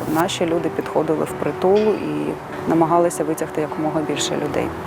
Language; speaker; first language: Ukrainian; native; Ukrainian